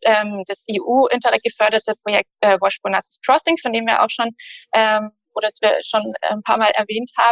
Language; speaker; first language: German; native; German